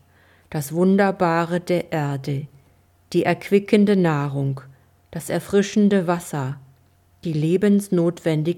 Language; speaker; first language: German; native; German